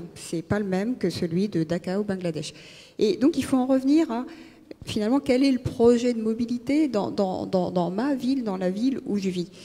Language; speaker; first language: French; native; French